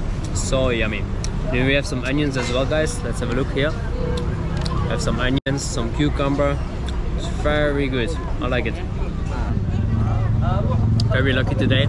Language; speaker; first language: English; non-native, fluent; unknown